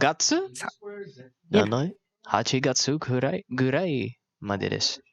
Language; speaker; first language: Japanese; non-native, learner; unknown